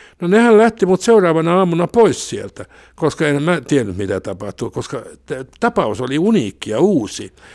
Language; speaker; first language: Finnish; non-native, local second language; Swedish